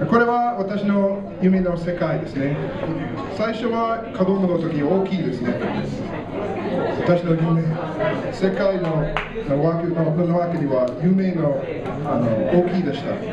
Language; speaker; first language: Japanese; non-native, learner; English